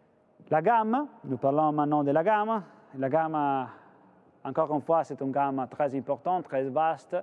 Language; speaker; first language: French; non-native, fluent; Italian